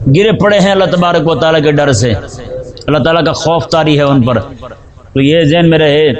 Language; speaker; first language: Urdu; native; Urdu